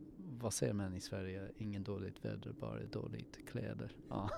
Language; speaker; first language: Swedish; non-native, learner; English